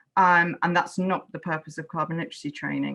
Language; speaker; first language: English; native; English